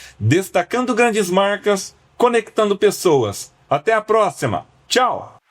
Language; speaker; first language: Portuguese; native; Portuguese